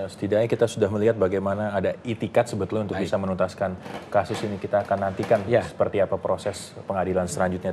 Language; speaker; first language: Indonesian; native; Indonesian